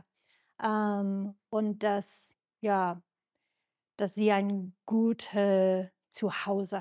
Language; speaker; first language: German; non-native, learner; English